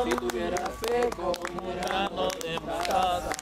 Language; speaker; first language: Spanish; native; Spanish